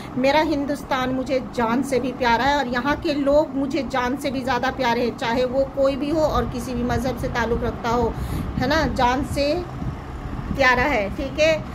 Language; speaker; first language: Hindi; native; Hindi